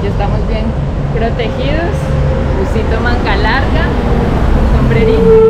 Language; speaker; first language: Spanish; native; Spanish